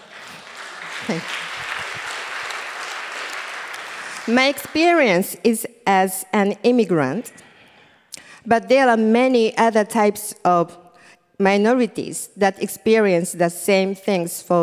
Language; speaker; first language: English; non-native, fluent; Japanese